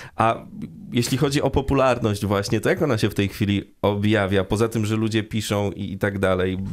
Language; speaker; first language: Polish; native; Polish